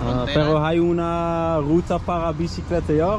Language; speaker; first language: Spanish; non-native, learner; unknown